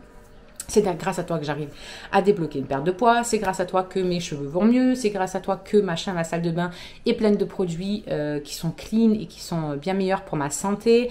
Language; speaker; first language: French; native; French